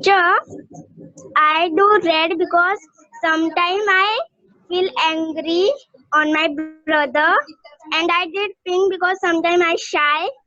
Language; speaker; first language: English; non-native, learner; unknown